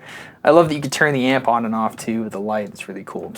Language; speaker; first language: English; native; English